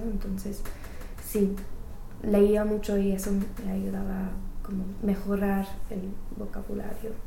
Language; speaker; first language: Spanish; non-native, learner; English